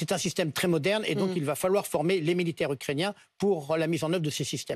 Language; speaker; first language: French; native; French